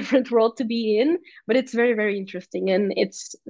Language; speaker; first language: English; non-native, fluent; Portuguese